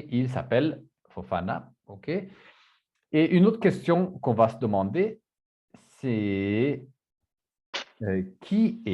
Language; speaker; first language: French; non-native, fluent; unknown